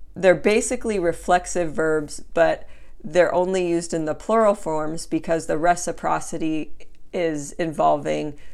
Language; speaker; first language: English; native; English